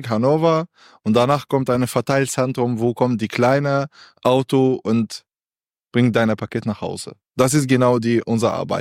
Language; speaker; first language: German; non-native, learner; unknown